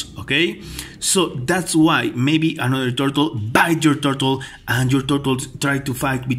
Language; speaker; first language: English; non-native, fluent; Spanish